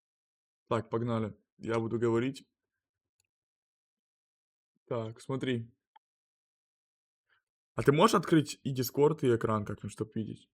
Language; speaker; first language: Russian; native; Russian